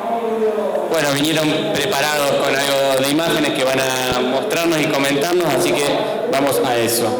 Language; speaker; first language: Spanish; native; Spanish